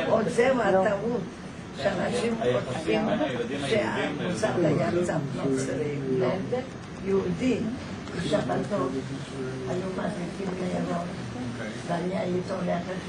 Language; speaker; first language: Hebrew; non-native, fluent; Polish